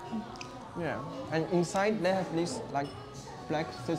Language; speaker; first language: English; non-native, learner; Chinese